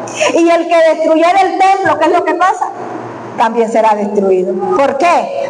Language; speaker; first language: Spanish; native; Spanish